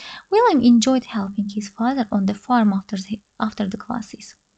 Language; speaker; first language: English; non-native, fluent; Azerbaijani